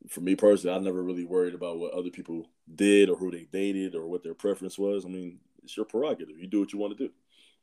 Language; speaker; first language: English; native; English